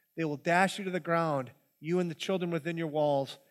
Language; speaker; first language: English; native; English